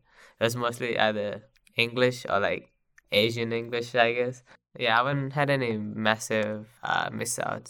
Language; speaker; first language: English; non-native, local second language; Sinhala